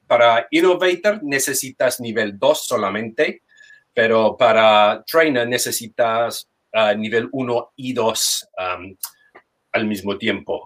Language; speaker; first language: Spanish; non-native, fluent; English